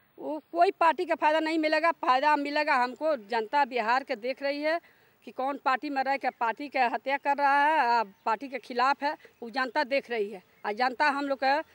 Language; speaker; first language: Hindi; native; Hindi